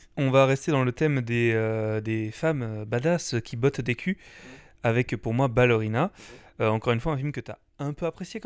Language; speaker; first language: French; native; French